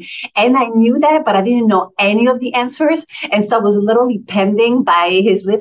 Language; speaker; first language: English; non-native, fluent; Italian